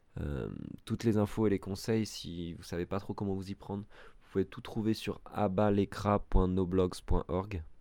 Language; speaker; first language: French; native; French